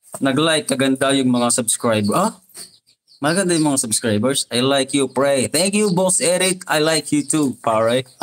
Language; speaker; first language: Filipino; non-native, local second language; Iloko